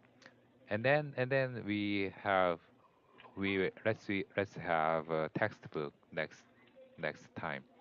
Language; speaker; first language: English; non-native, learner; Korean